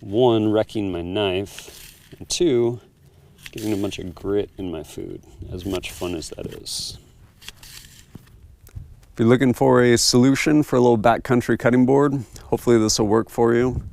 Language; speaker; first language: English; native; English